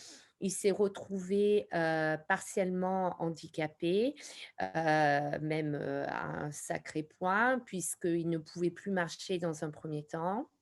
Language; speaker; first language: French; native; French